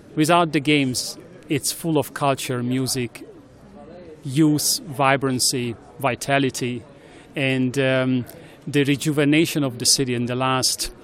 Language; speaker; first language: English; non-native, fluent; Hungarian